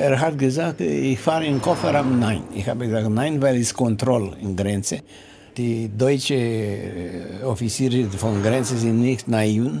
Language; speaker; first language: German; non-native, learner; Romanian